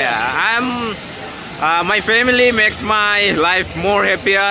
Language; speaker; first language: English; non-native, learner; Bangla